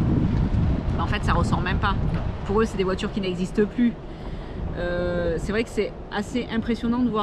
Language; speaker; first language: French; native; French